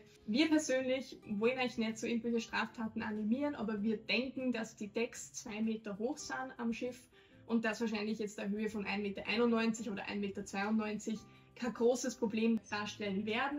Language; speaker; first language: German; native; German